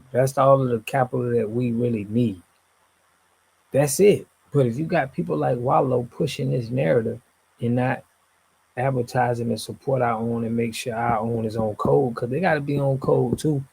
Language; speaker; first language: English; native; English